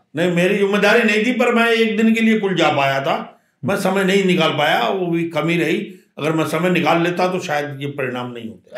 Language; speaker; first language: Hindi; native; Hindi